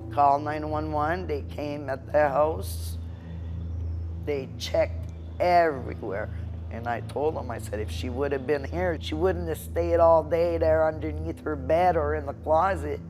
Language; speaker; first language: English; non-native, local second language; French